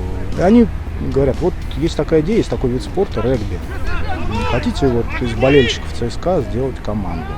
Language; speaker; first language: Russian; native; Russian